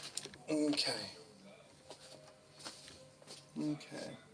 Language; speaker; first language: English; native; English